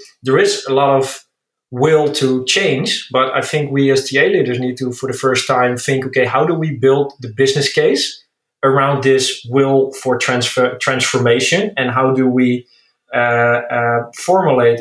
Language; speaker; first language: English; non-native, fluent; Dutch